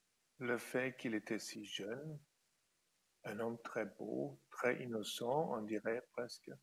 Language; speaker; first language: French; non-native, fluent; German